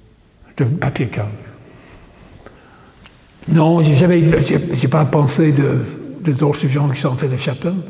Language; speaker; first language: French; non-native, fluent; English